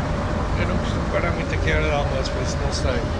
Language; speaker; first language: Portuguese; native; Portuguese